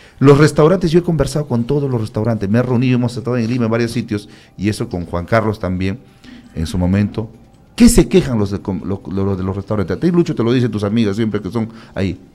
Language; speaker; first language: Spanish; native; Spanish